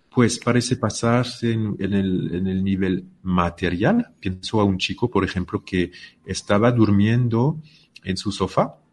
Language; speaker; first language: Spanish; non-native, fluent; French